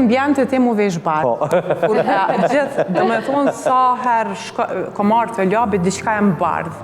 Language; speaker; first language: Albanian; native; Albanian